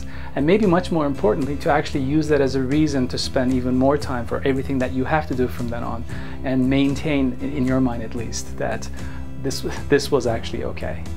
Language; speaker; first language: English; non-native, fluent; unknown